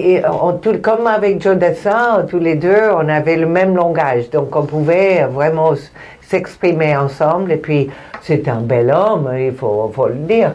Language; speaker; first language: French; non-native, fluent; Spanish